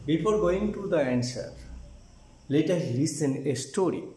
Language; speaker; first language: English; non-native, local second language; Bangla